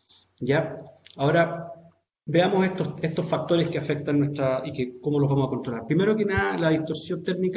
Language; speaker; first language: Spanish; native; Spanish